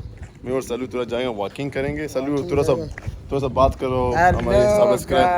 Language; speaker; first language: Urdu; non-native, learner; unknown